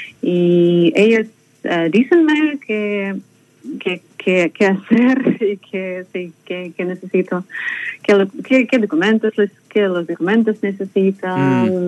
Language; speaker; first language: Spanish; non-native, learner; Russian